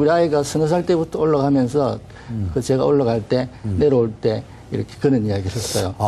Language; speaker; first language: Korean; native; Korean